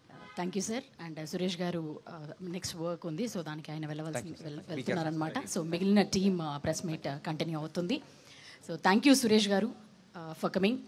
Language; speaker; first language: Telugu; native; Telugu